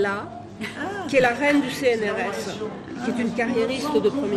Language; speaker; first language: French; native; French